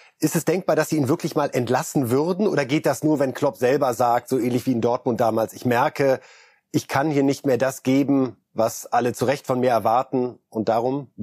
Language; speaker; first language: German; native; German